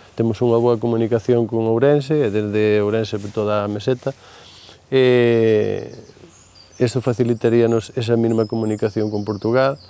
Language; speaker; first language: Galician; native; Galician